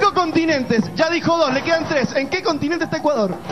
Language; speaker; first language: Spanish; native; Spanish